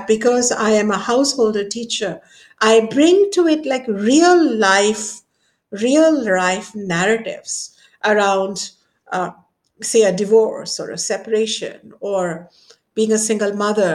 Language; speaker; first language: English; non-native, local second language; Hindi